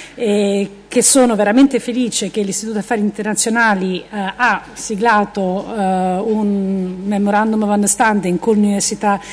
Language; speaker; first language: Italian; early bilingual, heritage; Italian